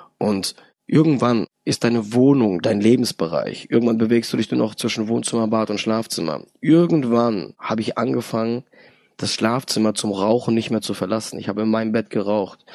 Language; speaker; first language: German; early bilingual, other home language; Polish